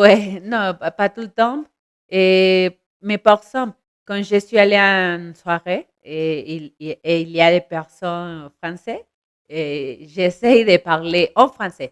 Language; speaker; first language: French; non-native, learner; Spanish